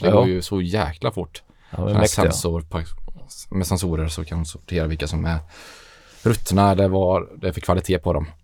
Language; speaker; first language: Swedish; native; Swedish